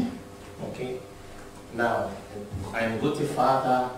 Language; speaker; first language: German; non-native, learner; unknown